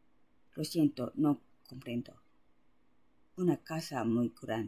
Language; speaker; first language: Spanish; non-native, learner; Japanese